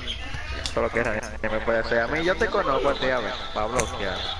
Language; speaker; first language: Spanish; native; Spanish